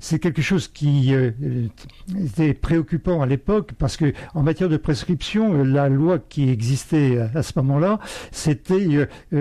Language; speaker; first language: French; native; French